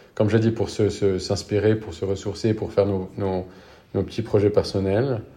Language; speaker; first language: French; non-native, local second language; Arabic